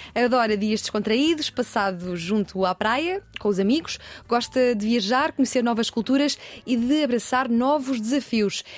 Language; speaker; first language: Portuguese; native; Portuguese